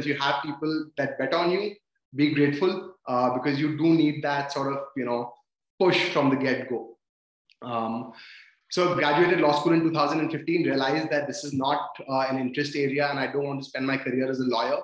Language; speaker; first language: English; non-native, local second language; Hindi